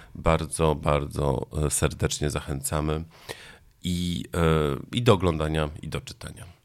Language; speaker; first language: Polish; native; Polish